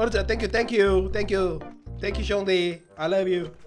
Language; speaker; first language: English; non-native, learner; Korean